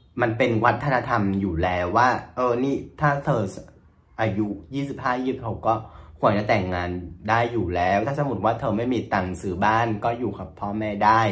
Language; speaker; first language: Thai; non-native, fluent; Vietnamese